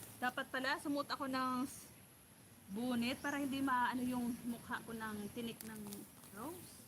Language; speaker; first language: Filipino; non-native, local second language; Bikol